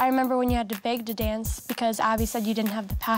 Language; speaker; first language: English; native; English